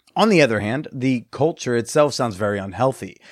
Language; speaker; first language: English; native; English